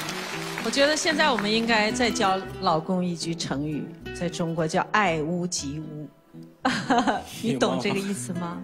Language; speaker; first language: Chinese; native; Chinese